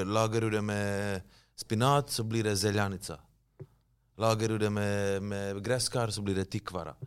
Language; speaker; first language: Norwegian; early bilingual, other home language; Bosnian